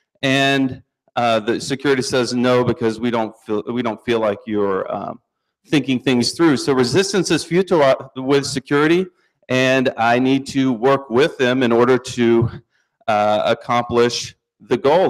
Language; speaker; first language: English; native; English